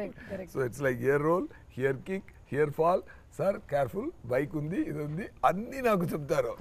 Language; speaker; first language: Telugu; non-native, learner; Tamil